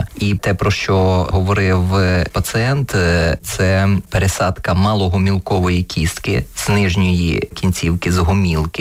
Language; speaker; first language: Ukrainian; native; Ukrainian